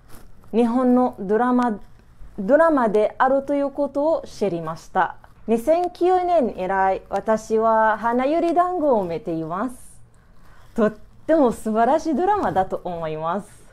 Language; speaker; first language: Japanese; non-native, learner; Arabic